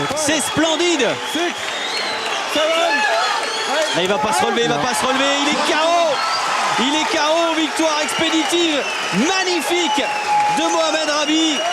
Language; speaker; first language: French; native; French